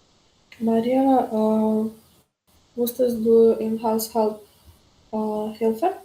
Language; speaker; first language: German; non-native, learner; Macedonian